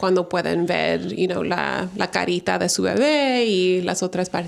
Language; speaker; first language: Spanish; early bilingual, heritage; Spanish